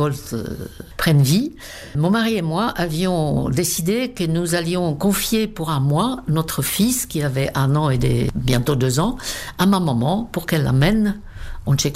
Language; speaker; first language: French; non-native, fluent; Czech